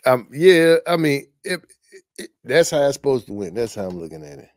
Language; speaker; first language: English; native; English